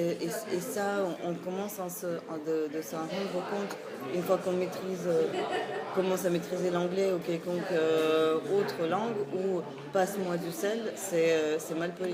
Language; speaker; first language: French; non-native, fluent; Russian